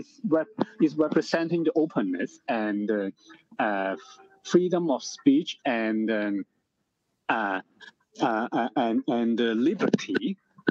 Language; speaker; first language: English; non-native, local second language; Cantonese